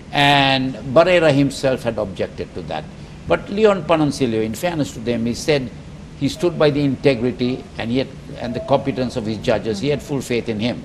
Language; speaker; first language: English; non-native, local second language; Filipino